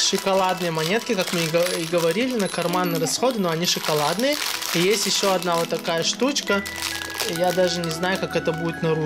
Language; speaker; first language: Russian; native; Russian